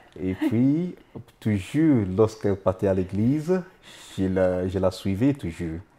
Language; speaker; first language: French; non-native, fluent; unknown